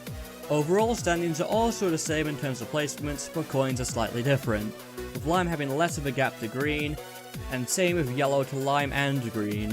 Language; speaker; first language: English; native; English